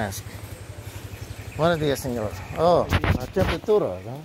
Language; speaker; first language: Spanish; non-native, learner; English